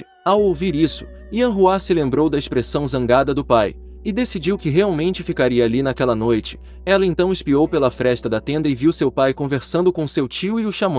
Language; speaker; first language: Portuguese; native; Portuguese